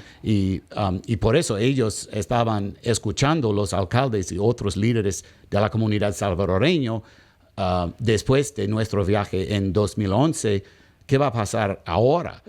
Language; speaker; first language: Spanish; non-native, learner; English